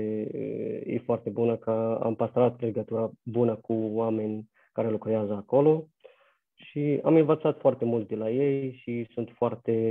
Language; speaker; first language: Romanian; non-native, fluent; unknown